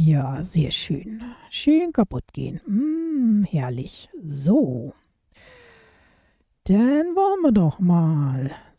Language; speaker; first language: German; native; German